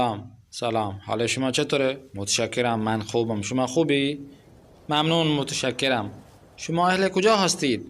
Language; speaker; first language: Persian; non-native, fluent; Urdu